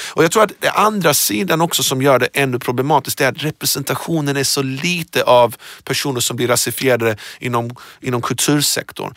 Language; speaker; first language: Swedish; early bilingual, other home language; Persian